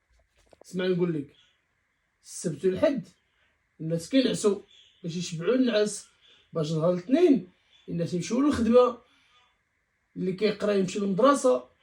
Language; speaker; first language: Arabic; native; Arabic